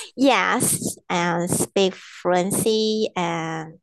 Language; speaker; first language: English; non-native, learner; Chinese